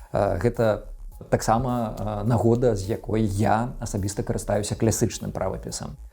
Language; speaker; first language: Belarusian; non-native, local second language; Russian